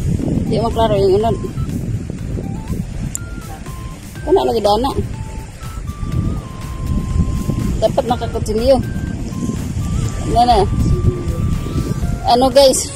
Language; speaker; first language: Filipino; non-native, local second language; Cebuano